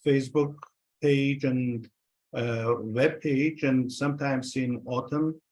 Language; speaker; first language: English; non-native, fluent; Armenian